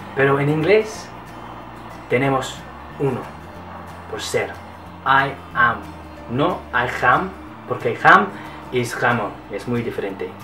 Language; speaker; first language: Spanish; non-native, learner; English